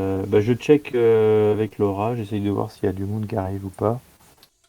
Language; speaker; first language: French; native; French